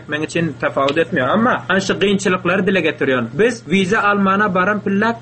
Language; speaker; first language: Turkish; non-native, learner; Turkmen